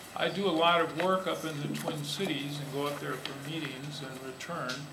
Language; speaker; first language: English; native; English